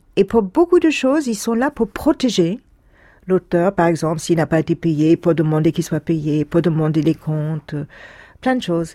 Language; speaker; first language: French; non-native, fluent; English